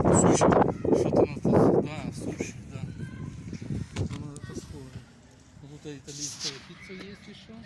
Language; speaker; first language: Russian; non-native, local second language; Ukrainian